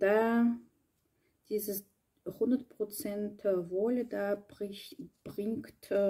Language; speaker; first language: German; non-native, learner; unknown